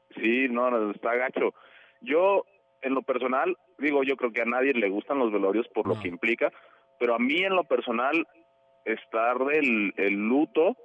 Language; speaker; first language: Spanish; native; Spanish